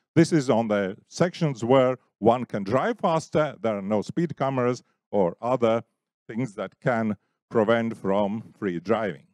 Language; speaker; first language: English; non-native, fluent; Latvian